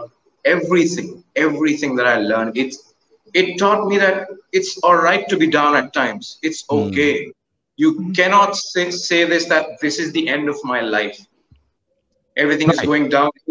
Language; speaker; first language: English; non-native, local second language; Hindi